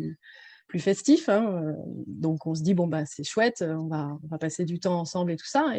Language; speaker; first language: French; native; French